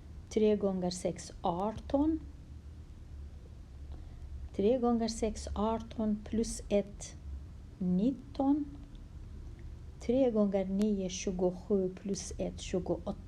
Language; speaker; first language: Swedish; non-native, fluent; Kurdish